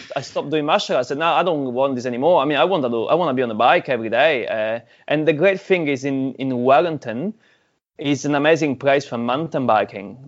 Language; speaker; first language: English; non-native, fluent; Italian